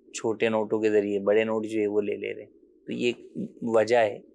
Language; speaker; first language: Urdu; native; Urdu